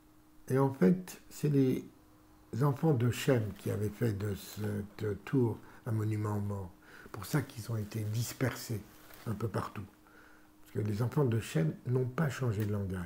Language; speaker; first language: French; native; French